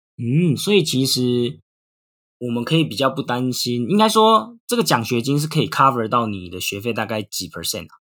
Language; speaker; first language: Chinese; native; Chinese